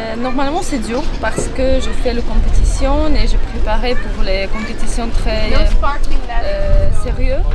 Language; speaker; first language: French; non-native, learner; Ukrainian